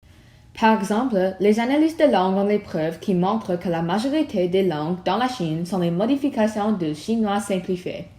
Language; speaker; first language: French; non-native, learner; Chinese